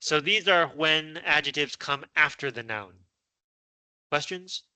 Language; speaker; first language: English; non-native, fluent; Chinese